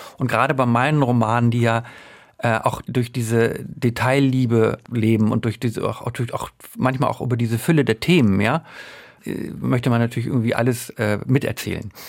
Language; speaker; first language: German; native; German